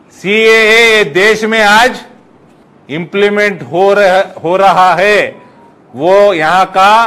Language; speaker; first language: Hindi; non-native, local second language; Telugu